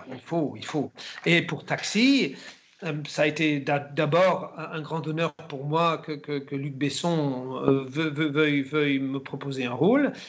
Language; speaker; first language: French; non-native, fluent; German